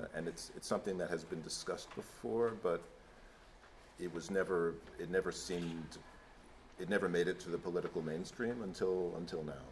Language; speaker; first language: English; native; English